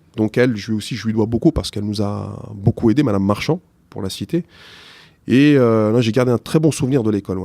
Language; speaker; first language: French; early bilingual, other home language; Arabic